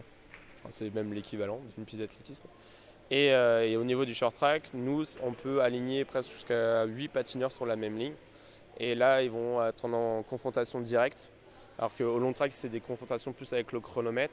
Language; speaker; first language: French; native; French